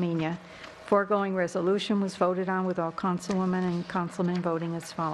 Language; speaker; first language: English; native; English